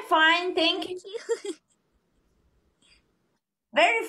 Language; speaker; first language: English; non-native, learner; Croatian